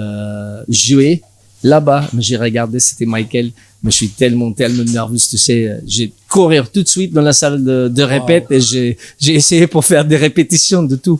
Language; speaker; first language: French; non-native, learner; English